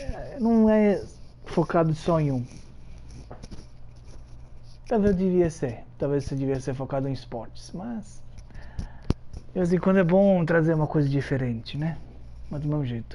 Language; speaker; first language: Portuguese; early bilingual, heritage; Portuguese